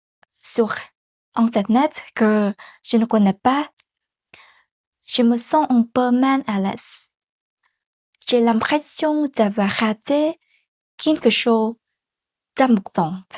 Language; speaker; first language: French; non-native, learner; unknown